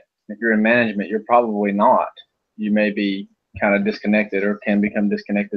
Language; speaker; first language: English; native; English